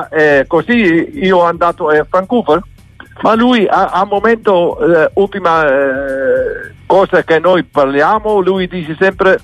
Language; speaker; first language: Italian; non-native, learner; Dutch